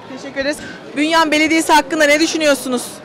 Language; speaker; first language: Turkish; native; Turkish